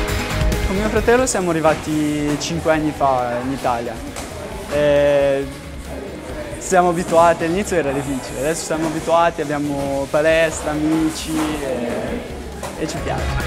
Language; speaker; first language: Italian; early bilingual, other home language; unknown